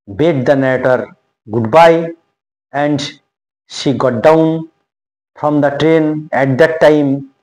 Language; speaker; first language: English; non-native, local second language; Bangla